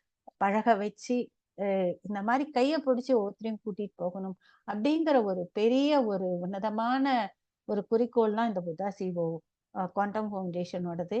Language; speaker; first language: Tamil; native; Tamil